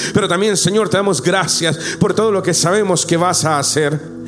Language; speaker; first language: Spanish; native; Spanish